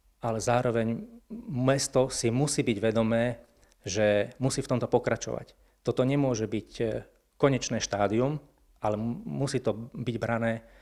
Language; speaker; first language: Slovak; native; Slovak